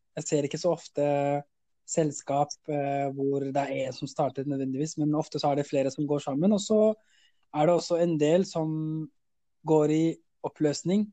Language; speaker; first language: Norwegian; early bilingual, other home language; Somali